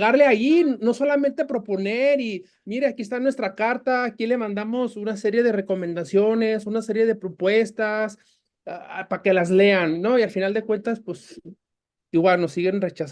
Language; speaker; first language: Spanish; native; Spanish